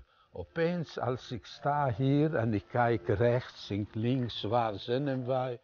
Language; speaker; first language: Dutch; non-native, fluent; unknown